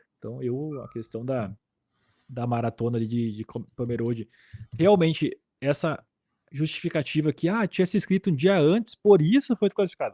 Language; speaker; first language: Portuguese; native; Portuguese